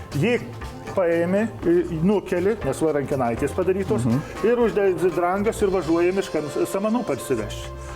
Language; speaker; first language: Lithuanian; native; Lithuanian